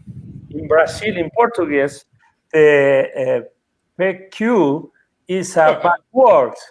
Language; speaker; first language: English; non-native, learner; Spanish